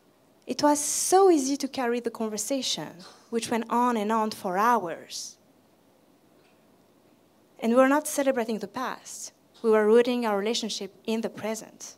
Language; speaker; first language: English; non-native, fluent; French